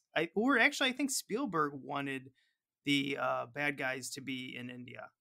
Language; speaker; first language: English; native; English